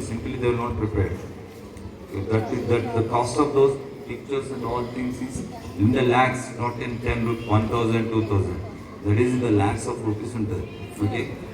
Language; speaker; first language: English; non-native, local second language; Telugu